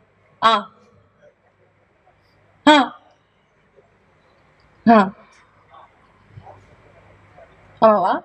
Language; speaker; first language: Tamil; non-native, learner; Kannada